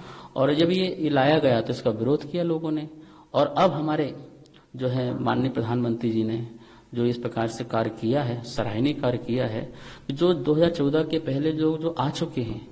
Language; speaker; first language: Hindi; native; Hindi